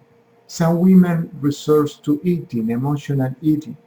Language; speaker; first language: English; non-native, fluent; Spanish